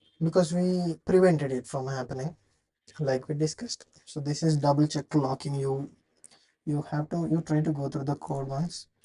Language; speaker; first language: English; non-native, fluent; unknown